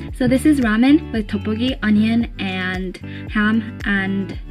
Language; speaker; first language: English; early bilingual, other home language; Japanese